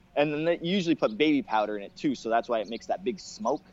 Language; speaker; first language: English; native; English